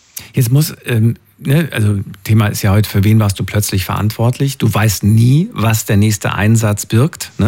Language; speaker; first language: German; native; German